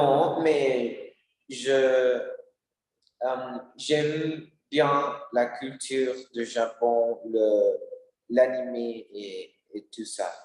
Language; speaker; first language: French; non-native, learner; Spanish